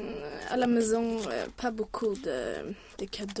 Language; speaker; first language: French; non-native, learner; Swedish